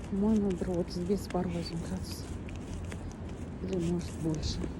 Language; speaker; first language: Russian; non-native, local second language; Kazakh